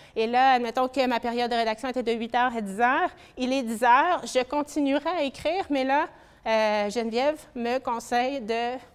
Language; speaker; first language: French; native; French